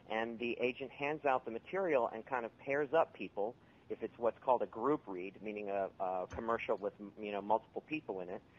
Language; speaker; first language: English; native; English